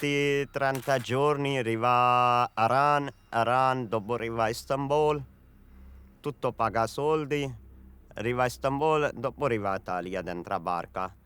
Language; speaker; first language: Italian; non-native, learner; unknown